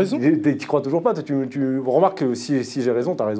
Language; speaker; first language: French; native; French